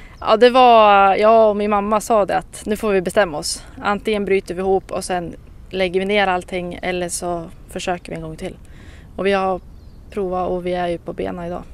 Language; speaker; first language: Swedish; native; Swedish